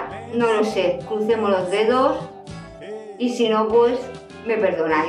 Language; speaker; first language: Spanish; native; Spanish